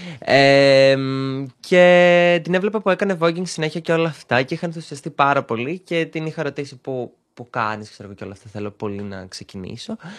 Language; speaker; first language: Greek; early bilingual, other home language; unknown